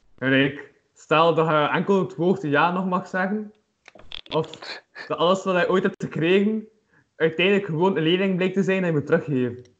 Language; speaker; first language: Dutch; native; Dutch